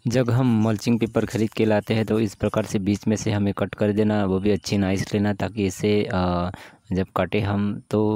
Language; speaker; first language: Hindi; native; Hindi